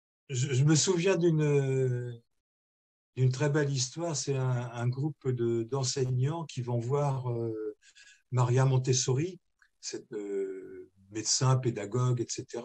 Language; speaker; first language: French; native; French